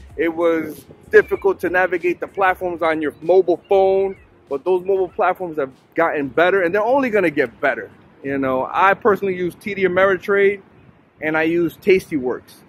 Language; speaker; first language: English; native; English